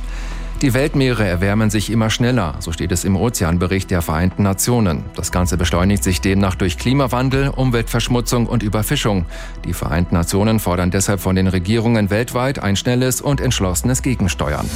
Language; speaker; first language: German; native; German